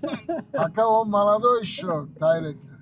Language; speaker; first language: Russian; non-native, local second language; Uzbek